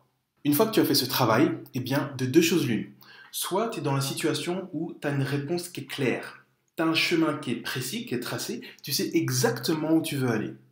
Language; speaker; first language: French; native; French